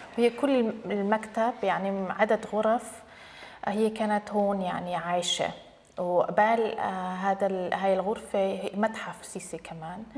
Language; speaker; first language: Arabic; early bilingual, heritage; Arabic